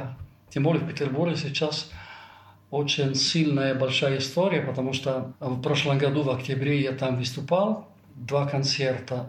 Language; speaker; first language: Russian; non-native, fluent; Italian